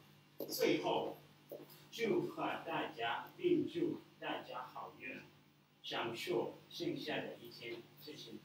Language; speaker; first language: Chinese; non-native, learner; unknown